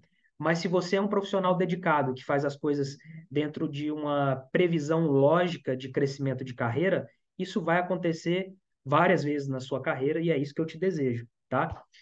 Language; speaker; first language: Portuguese; native; Portuguese